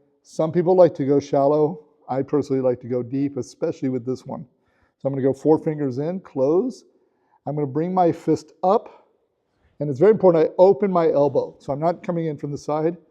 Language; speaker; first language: English; native; English